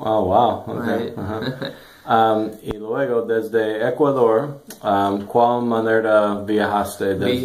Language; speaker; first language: Spanish; non-native, learner; English